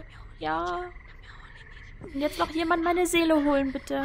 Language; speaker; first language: German; native; German